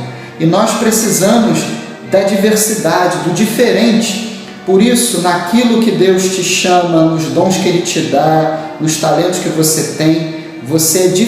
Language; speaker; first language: Portuguese; native; Portuguese